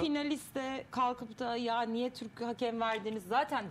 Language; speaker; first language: Turkish; native; Turkish